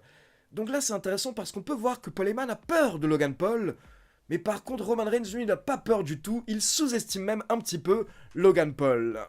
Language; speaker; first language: French; native; French